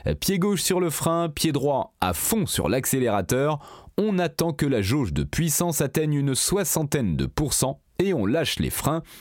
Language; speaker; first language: French; native; French